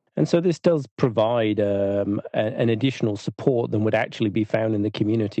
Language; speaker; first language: English; native; English